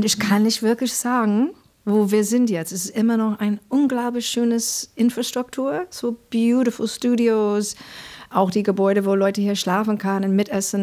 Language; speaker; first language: German; non-native, fluent; English